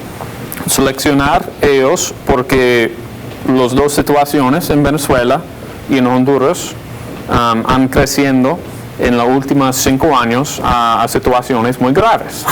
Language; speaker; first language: Spanish; non-native, fluent; English